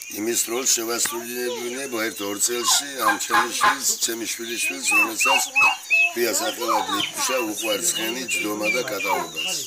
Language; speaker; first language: Georgian; native; Georgian